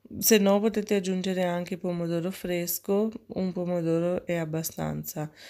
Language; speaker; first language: Italian; non-native, fluent; Urdu